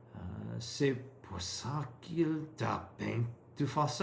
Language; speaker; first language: French; non-native, learner; English